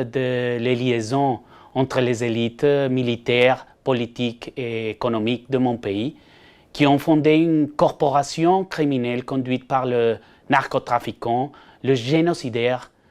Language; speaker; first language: French; non-native, fluent; Spanish